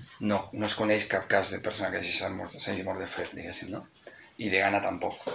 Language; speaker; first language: Catalan; non-native, local second language; Spanish